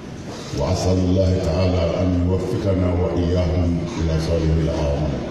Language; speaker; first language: Arabic; non-native, fluent; Bambara